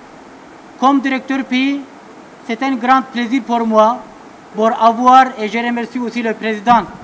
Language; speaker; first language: French; non-native, fluent; Turkish